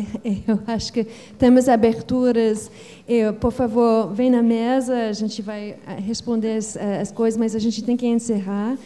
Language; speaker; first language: Portuguese; non-native, fluent; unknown